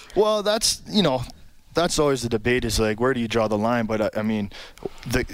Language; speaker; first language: English; native; English